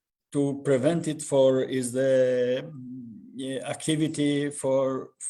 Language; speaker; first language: English; non-native, learner; Albanian